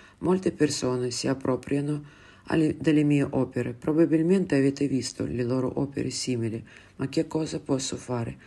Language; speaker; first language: Italian; non-native, fluent; Russian